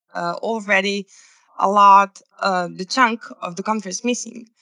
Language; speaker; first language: English; non-native, fluent; Serbian